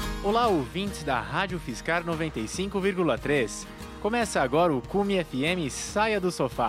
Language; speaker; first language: Portuguese; native; Portuguese